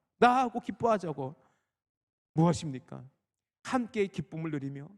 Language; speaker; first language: Korean; native; Korean